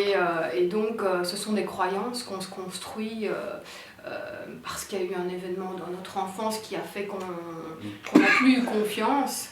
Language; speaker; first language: French; native; French